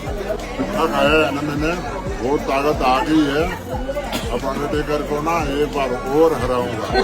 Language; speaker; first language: Hindi; non-native, local second language; Punjabi